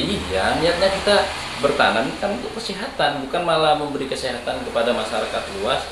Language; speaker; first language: Indonesian; native; Indonesian